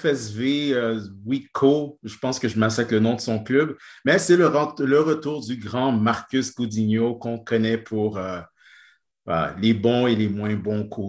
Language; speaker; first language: French; native; French